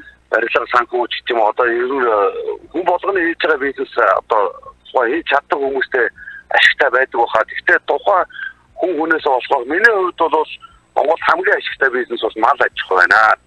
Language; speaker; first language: Mongolian; native; Mongolian